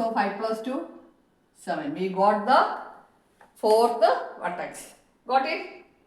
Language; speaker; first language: English; non-native, local second language; Malayalam